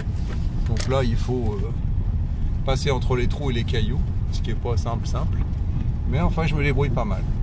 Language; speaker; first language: French; native; French